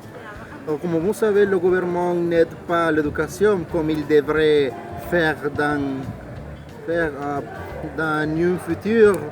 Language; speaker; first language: French; non-native, learner; Spanish